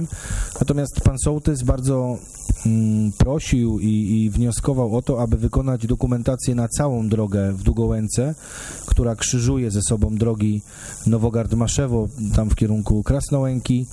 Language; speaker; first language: Polish; native; Polish